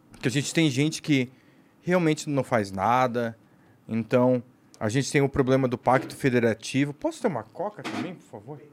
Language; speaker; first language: Portuguese; native; Portuguese